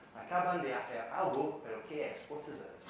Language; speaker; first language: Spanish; non-native, fluent; English